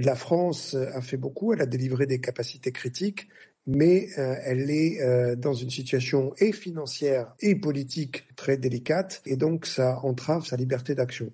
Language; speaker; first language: French; native; French